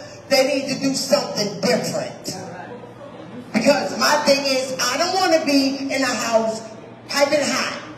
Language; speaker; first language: English; native; English